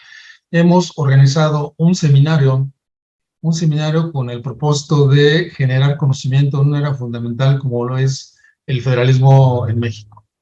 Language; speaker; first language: Spanish; native; Spanish